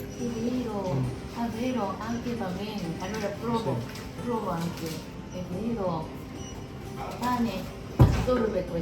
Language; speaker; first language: Italian; non-native, learner; Japanese